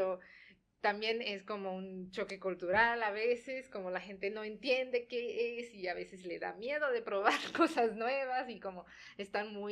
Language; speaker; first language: Spanish; non-native, fluent; Tamil